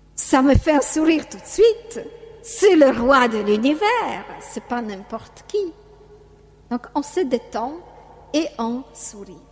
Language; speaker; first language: French; non-native, fluent; Polish